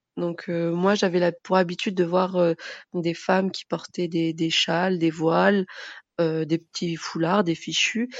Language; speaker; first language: French; early bilingual, other home language; Arabic